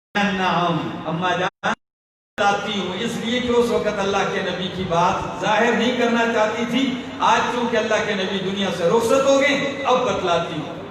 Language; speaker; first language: Urdu; non-native, local second language; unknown